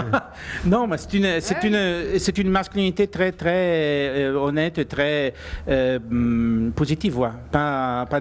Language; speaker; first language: French; non-native, fluent; Italian